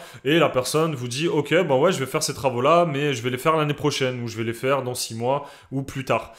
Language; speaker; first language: French; native; French